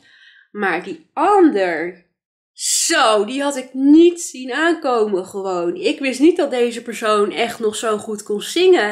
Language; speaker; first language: Dutch; native; Dutch